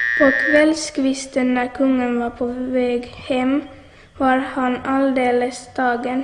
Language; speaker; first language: Swedish; native; Swedish